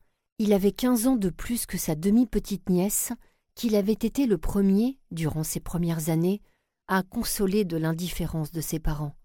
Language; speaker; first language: French; native; French